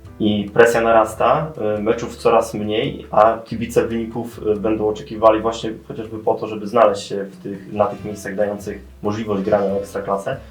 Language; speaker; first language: Polish; native; Polish